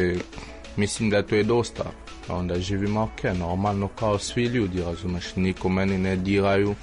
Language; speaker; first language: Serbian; non-native, fluent; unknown